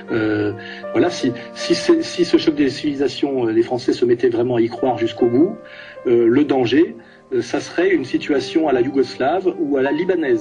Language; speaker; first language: French; native; French